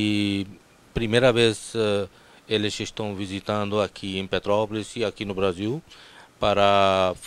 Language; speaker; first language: Portuguese; non-native, fluent; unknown